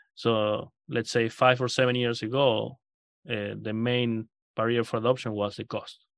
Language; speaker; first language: English; non-native, fluent; Spanish